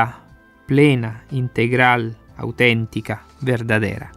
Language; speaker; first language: Spanish; non-native, fluent; Italian